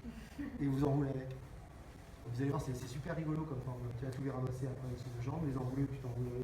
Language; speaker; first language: French; native; French